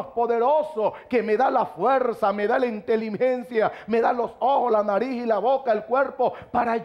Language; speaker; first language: Spanish; native; Spanish